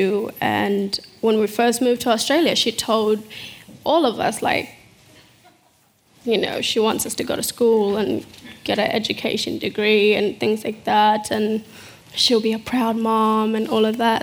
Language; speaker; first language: English; early bilingual, other home language; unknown